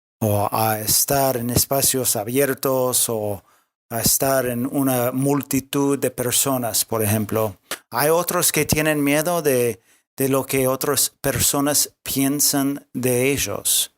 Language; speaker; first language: Spanish; non-native, fluent; English